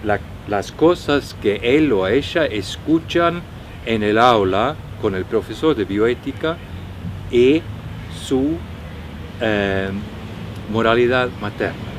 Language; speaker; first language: Spanish; non-native, fluent; Norwegian